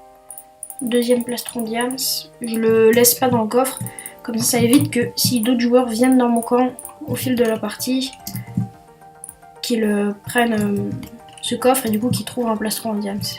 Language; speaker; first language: French; native; French